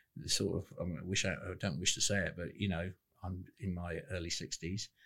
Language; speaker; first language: English; native; English